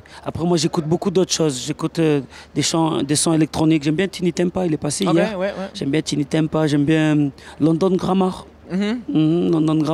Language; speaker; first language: French; native; French